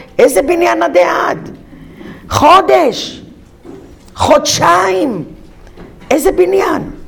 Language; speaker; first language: Hebrew; early bilingual, other home language; Arabic